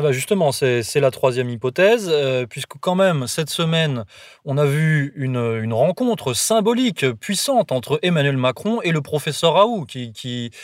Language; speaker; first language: French; native; French